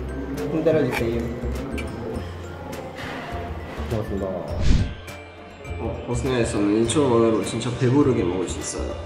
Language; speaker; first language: Korean; non-native, fluent; Bosnian